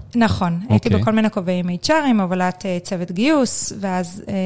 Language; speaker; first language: Hebrew; native; Hebrew